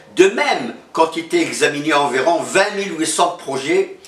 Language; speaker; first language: French; non-native, local second language; Arabic